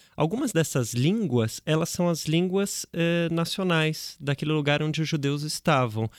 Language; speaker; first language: Portuguese; native; Portuguese